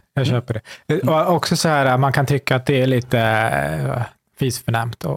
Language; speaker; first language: Swedish; early bilingual, other home language; Kurdish